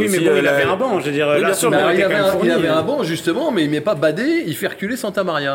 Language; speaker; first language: French; native; French